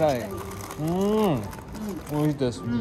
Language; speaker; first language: Japanese; non-native, learner; Korean